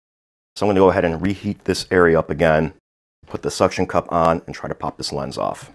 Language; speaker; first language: English; native; English